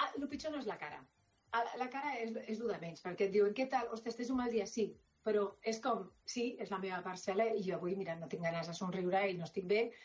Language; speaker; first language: Catalan; non-native, local second language; Spanish